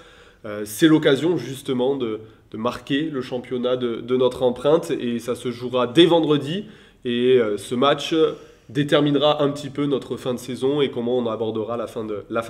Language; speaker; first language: French; native; French